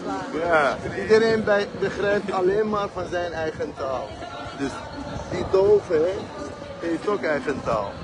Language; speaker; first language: Dutch; non-native, fluent; Azerbaijani